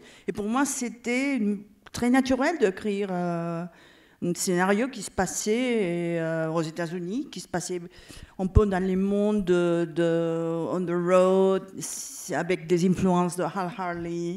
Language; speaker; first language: French; non-native, fluent; Catalan